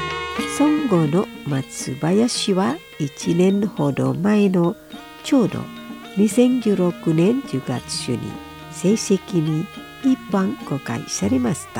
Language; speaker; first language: Japanese; non-native, fluent; Indonesian